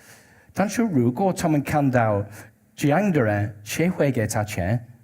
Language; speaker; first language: Chinese; non-native, learner; English